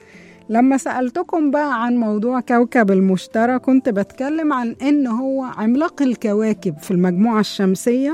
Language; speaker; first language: Arabic; native; Arabic